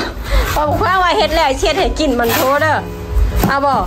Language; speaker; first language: Chinese; non-native, fluent; Lao